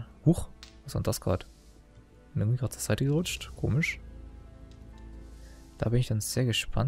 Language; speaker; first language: German; native; German